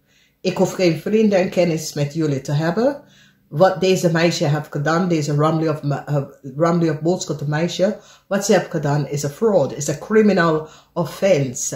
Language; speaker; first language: Dutch; non-native, learner; English